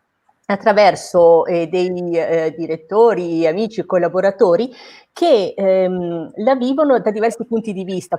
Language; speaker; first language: Italian; native; Italian